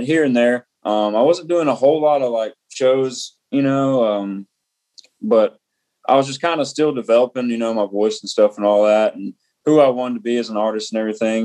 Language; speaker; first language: English; native; English